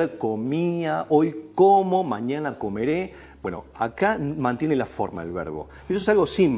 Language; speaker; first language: Spanish; native; Spanish